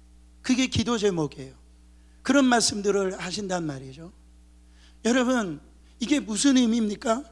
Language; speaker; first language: Korean; native; Korean